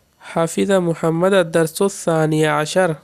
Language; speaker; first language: Arabic; non-native, fluent; Urdu